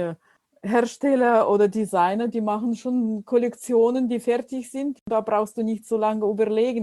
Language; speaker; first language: German; non-native, fluent; Russian